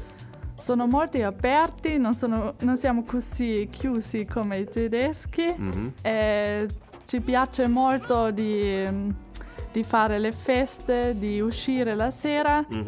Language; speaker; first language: Italian; non-native, fluent; German